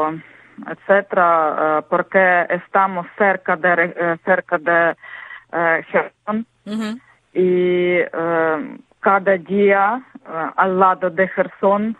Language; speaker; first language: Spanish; non-native, learner; Ukrainian